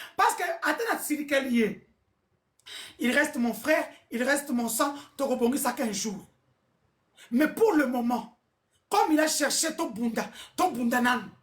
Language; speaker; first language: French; non-native, local second language; Lingala